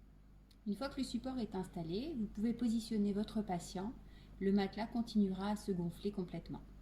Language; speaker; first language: French; native; French